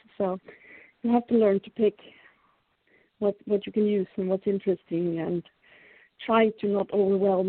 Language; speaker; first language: English; non-native, fluent; Norwegian